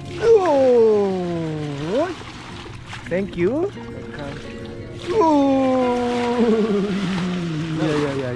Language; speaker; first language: English; non-native, learner; Korean